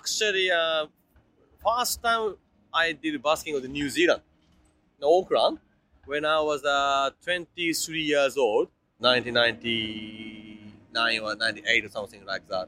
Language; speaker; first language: English; non-native, fluent; Japanese